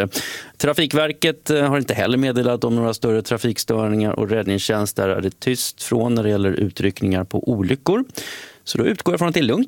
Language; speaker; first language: Swedish; native; Swedish